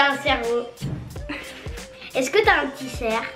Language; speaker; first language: French; native; French